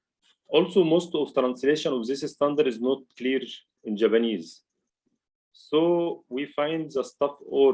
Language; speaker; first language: English; non-native, learner; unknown